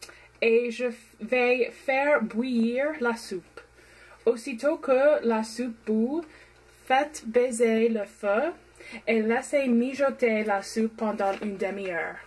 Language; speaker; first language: French; non-native, fluent; English